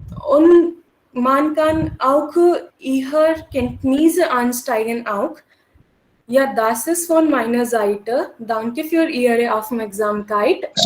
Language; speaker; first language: German; non-native, learner; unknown